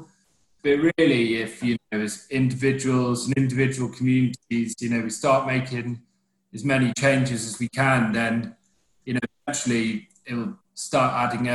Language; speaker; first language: English; native; English